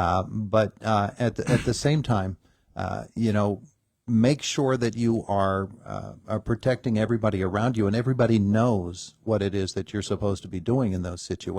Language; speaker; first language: English; native; English